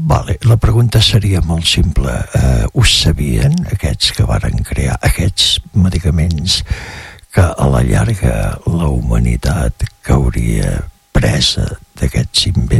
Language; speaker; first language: Catalan; native; Catalan